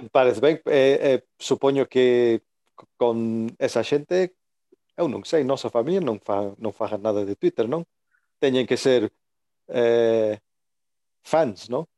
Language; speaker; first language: Galician; early bilingual, heritage; Galician